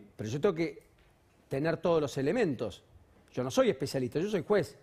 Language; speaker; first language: Spanish; native; Spanish